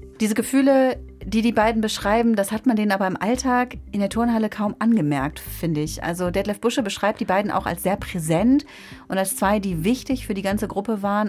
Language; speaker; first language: German; native; German